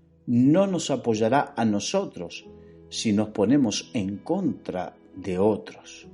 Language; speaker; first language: Spanish; native; Spanish